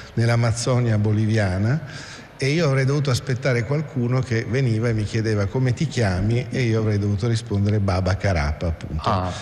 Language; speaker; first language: Italian; native; Italian